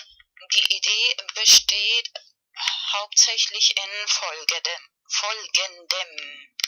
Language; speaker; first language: German; non-native, fluent; Spanish